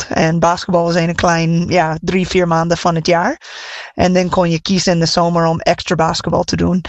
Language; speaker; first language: Dutch; non-native, fluent; English